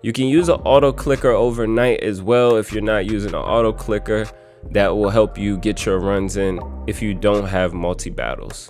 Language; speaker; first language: English; native; English